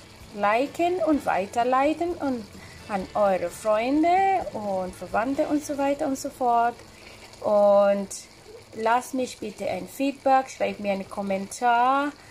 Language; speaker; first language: German; non-native, fluent; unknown